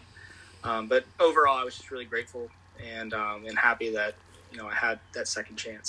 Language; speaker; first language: English; native; English